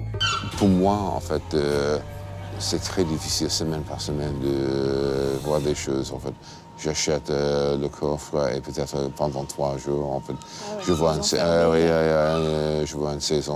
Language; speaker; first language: French; non-native, fluent; English